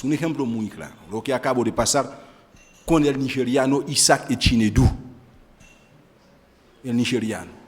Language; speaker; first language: Spanish; non-native, fluent; Haitian Creole